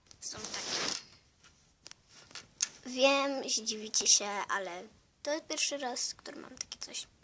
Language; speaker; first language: Polish; early bilingual, heritage; Polish